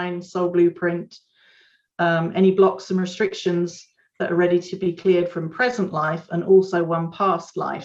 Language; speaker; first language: English; native; English